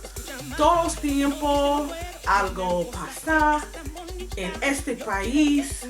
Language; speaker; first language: Spanish; non-native, learner; English